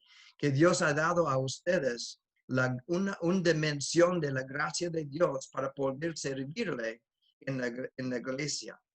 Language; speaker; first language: Spanish; non-native, fluent; English